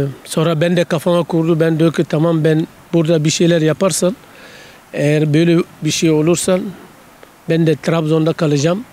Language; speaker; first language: Turkish; non-native, learner; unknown